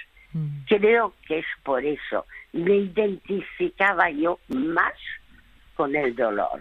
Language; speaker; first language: Spanish; early bilingual, other home language; French